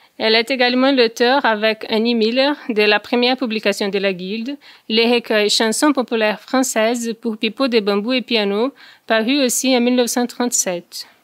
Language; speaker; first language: French; non-native, fluent; Portuguese